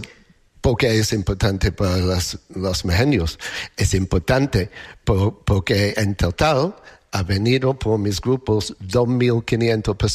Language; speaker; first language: Spanish; non-native, learner; English